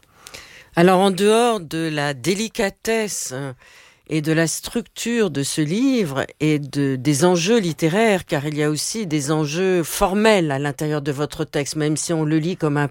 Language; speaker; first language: French; native; French